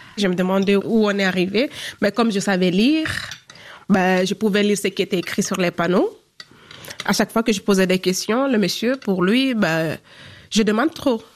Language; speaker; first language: French; non-native, local second language; Fula